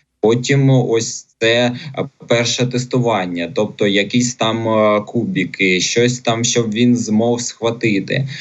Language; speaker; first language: Ukrainian; non-native, local second language; Russian